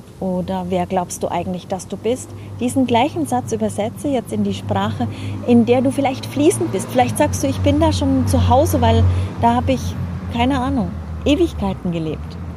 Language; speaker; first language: German; native; German